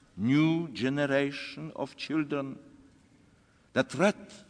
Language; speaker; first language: English; non-native, fluent; Polish